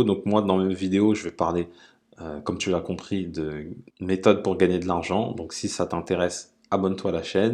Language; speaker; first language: French; native; French